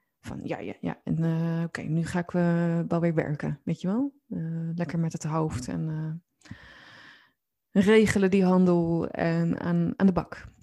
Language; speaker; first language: Dutch; native; Dutch